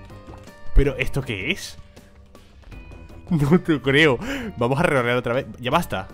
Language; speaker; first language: Spanish; native; Spanish